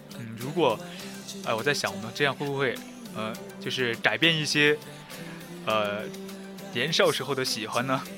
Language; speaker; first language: Chinese; native; Chinese